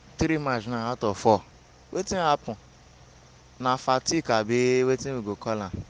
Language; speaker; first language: Nigerian Pidgin; native; Nigerian Pidgin